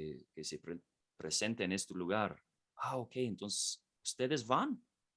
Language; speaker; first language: Spanish; non-native, fluent; English